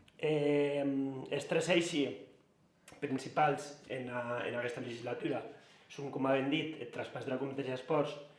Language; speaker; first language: Catalan; non-native, local second language; Occitan